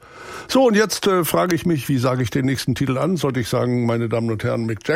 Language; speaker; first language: German; native; German